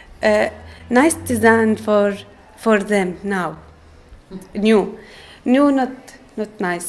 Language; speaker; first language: English; non-native, learner; Arabic